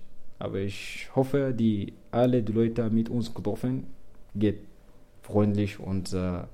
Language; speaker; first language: German; non-native, learner; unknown